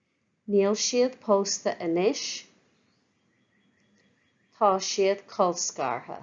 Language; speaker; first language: Irish; non-native, fluent; English